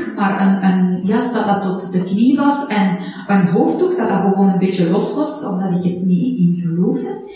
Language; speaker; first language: Dutch; non-native, fluent; Persian